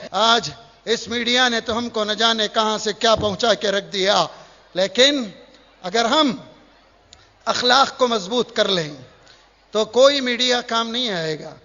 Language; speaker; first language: Urdu; native; Urdu